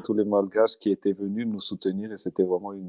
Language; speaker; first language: French; non-native, local second language; Malagasy